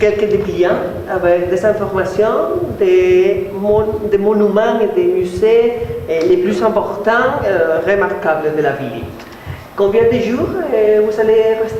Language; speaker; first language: French; non-native, learner; Spanish